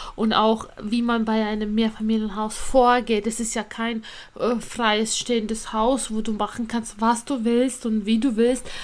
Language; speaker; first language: German; non-native, fluent; Latvian